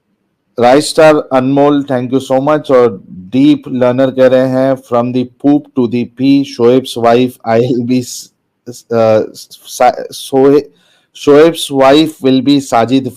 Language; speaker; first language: Hindi; native; Hindi